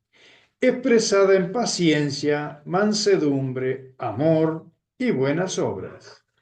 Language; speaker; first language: Spanish; native; Spanish